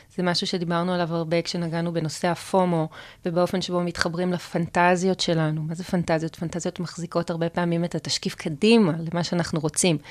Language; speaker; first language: Hebrew; native; Hebrew